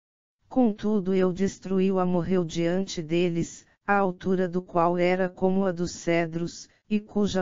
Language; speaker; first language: Portuguese; native; Portuguese